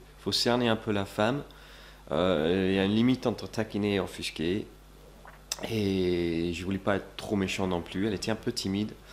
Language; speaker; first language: French; non-native, fluent; English